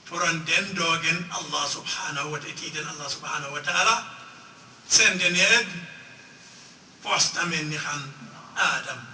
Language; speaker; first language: Swedish; non-native, fluent; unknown